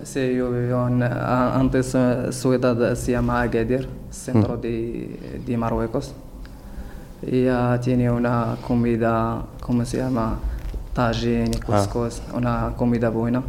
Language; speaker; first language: Spanish; non-native, learner; Berber languages